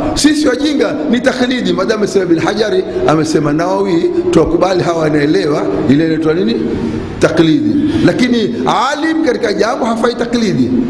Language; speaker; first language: Swahili; native; Swahili